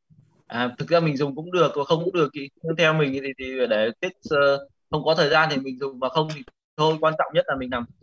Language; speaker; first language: Vietnamese; native; Vietnamese